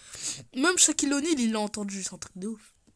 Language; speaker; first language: French; native; French